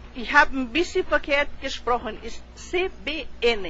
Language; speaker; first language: German; early bilingual, heritage; Portuguese